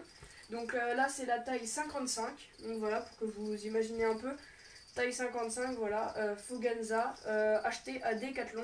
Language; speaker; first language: French; native; French